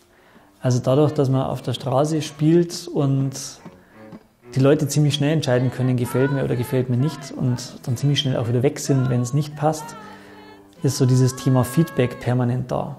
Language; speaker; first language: German; native; German